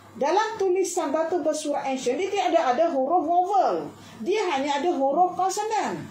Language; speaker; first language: Malay; native; Malay